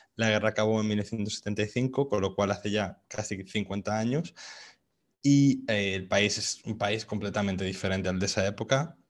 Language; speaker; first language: Spanish; native; Spanish